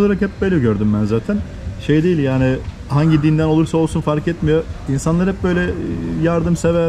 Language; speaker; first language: Turkish; native; Turkish